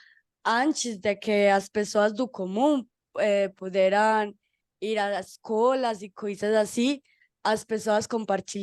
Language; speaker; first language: Portuguese; non-native, fluent; Spanish